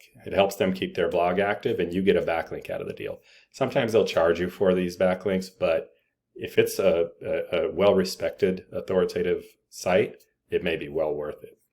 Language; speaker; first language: English; native; English